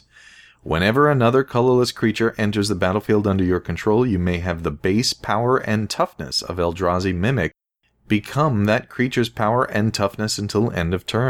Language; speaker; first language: English; native; English